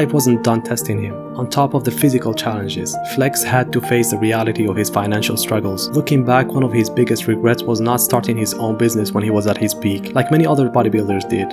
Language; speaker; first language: English; native; English